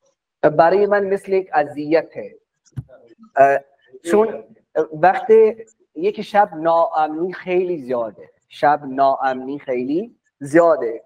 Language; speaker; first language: Persian; non-native, fluent; Urdu